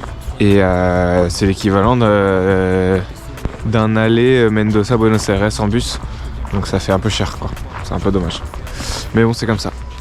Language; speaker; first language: French; native; French